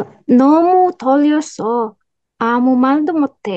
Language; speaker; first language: Korean; non-native, learner; Indonesian